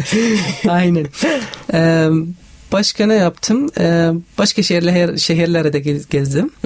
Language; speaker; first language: Turkish; non-native, fluent; Arabic